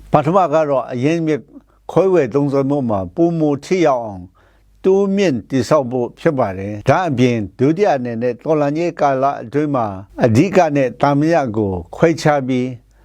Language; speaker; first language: Burmese; non-native, local second language; Kachin